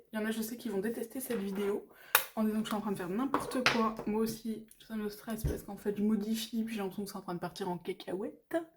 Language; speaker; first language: French; native; French